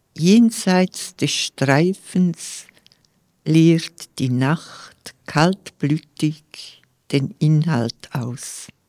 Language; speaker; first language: German; non-native, local second language; Romansh